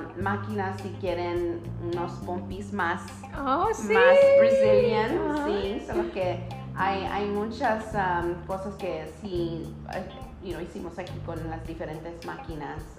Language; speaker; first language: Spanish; early bilingual, heritage; Spanish